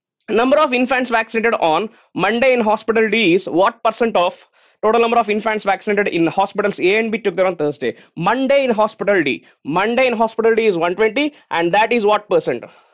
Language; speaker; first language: English; non-native, local second language; Telugu